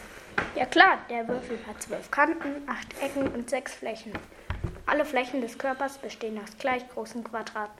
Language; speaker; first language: German; native; German